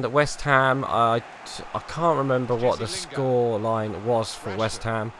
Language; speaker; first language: English; native; English